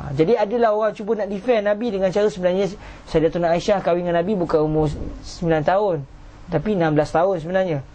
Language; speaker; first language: Malay; native; Malay